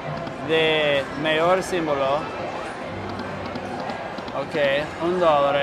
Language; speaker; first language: Spanish; non-native, learner; English